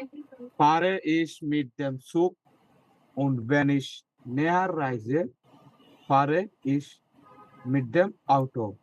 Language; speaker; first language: German; non-native, learner; Bangla